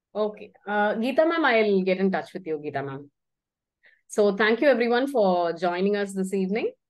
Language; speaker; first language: English; non-native, local second language; Tamil